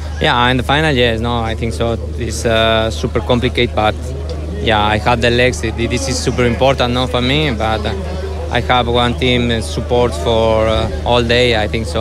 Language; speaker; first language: English; non-native, learner; Spanish